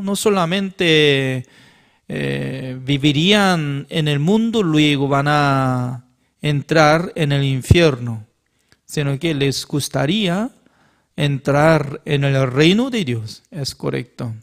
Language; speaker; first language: Spanish; non-native, learner; Korean